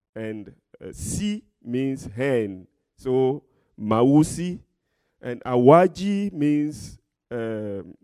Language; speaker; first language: English; non-native, fluent; Ewe